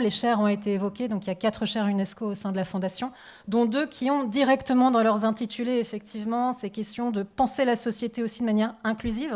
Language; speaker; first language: French; native; French